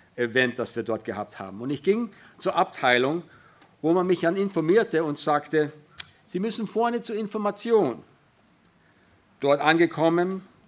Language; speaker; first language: German; early bilingual, other home language; English